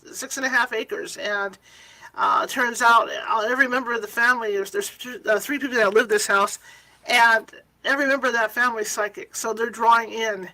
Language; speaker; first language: English; native; English